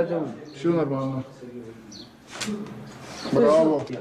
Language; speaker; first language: Russian; non-native, learner; French